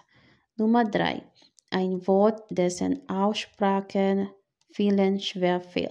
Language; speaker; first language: German; non-native, fluent; Filipino